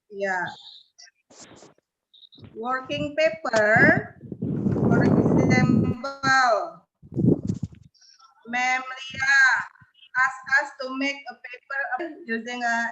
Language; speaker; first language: English; non-native, learner; Indonesian